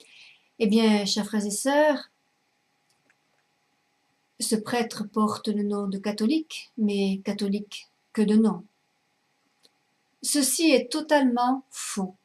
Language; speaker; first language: French; native; French